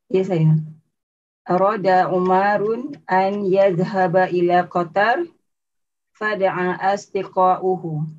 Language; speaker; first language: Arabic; non-native, learner; Malay